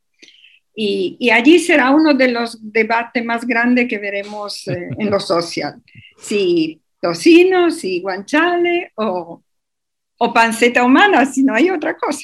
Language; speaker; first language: Spanish; non-native, fluent; Italian